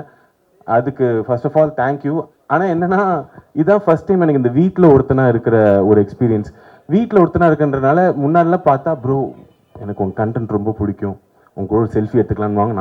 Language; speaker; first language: Tamil; native; Tamil